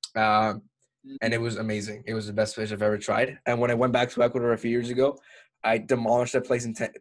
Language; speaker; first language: English; early bilingual, other home language; Spanish